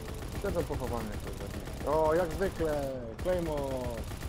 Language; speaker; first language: Polish; native; Polish